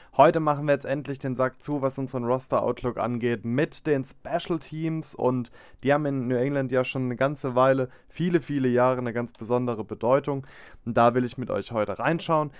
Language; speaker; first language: German; native; German